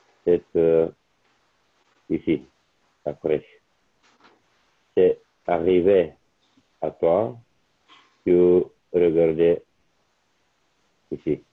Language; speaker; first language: French; non-native, learner; Italian